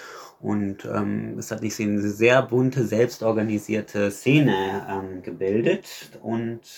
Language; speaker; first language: German; native; German